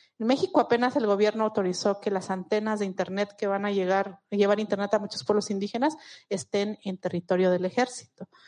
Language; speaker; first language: Spanish; non-native, local second language; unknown